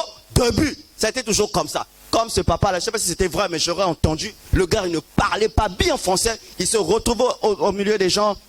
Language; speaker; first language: French; non-native, local second language; Lingala